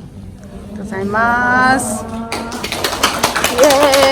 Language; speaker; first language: Japanese; non-native, learner; Mizo